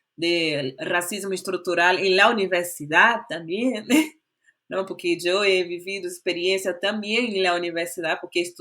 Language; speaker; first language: Spanish; non-native, fluent; Portuguese